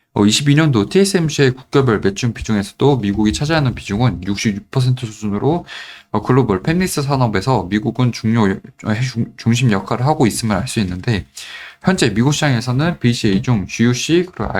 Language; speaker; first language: Korean; native; Korean